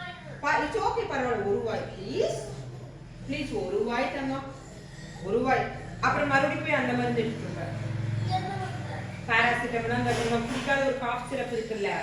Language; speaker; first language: Tamil; native; Tamil